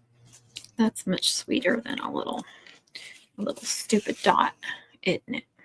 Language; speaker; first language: English; native; English